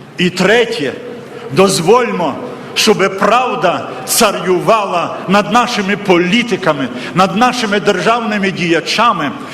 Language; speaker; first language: Ukrainian; native; Ukrainian